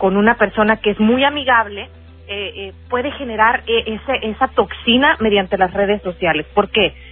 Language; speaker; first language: Spanish; native; Spanish